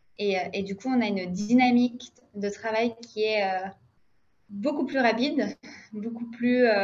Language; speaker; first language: French; native; French